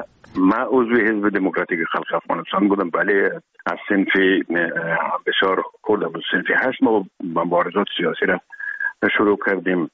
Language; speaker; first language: Persian; native; Persian